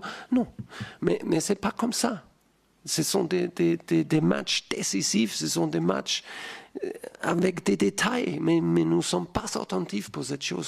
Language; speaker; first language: French; non-native, fluent; German